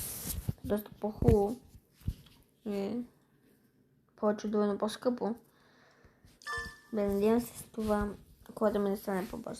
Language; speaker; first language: Bulgarian; native; Bulgarian